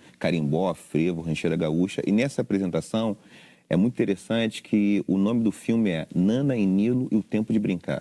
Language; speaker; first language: Portuguese; native; Portuguese